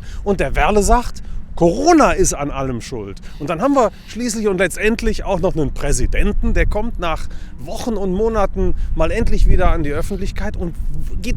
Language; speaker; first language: German; native; German